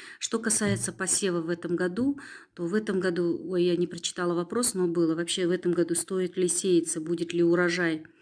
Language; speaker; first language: Russian; non-native, local second language; Kazakh